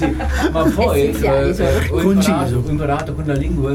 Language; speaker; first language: Italian; non-native, fluent; German